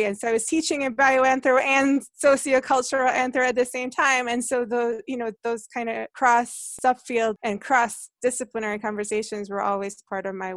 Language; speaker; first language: English; non-native, fluent; Hungarian